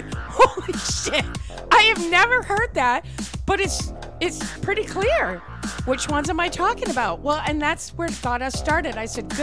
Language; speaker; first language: English; native; English